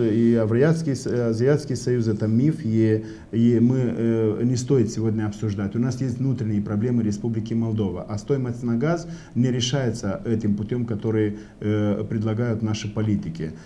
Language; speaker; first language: Russian; non-native, local second language; Romanian